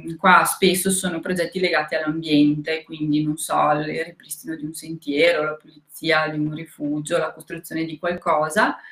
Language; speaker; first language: Italian; non-native, fluent; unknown